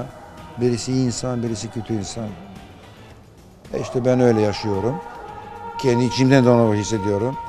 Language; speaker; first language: Turkish; non-native, fluent; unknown